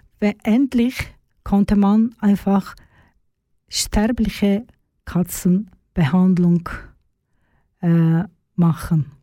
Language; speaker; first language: German; non-native, learner; Turkish